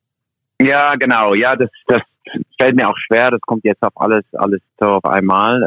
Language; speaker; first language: German; non-native, fluent; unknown